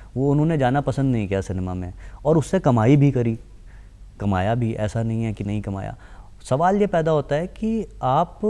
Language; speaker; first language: Hindi; native; Hindi